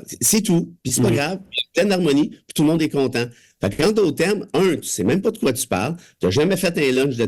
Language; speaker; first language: French; native; French